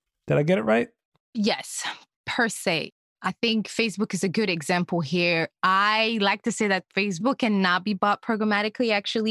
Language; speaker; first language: English; non-native, fluent; French